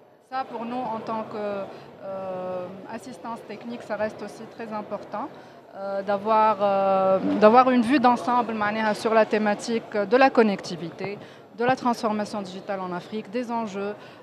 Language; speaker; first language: French; non-native, local second language; Arabic